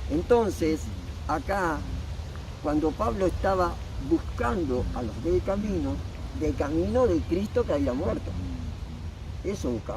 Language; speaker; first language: Spanish; native; Spanish